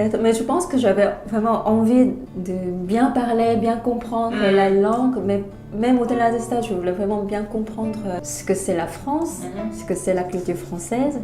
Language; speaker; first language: French; non-native, fluent; Korean